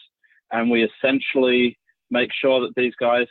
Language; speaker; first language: English; native; English